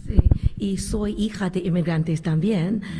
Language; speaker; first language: Spanish; non-native, learner; English